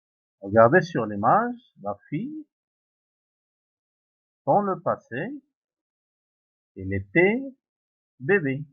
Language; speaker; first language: French; non-native, local second language; Arabic